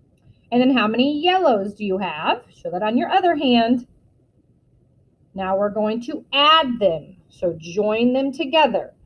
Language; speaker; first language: English; native; English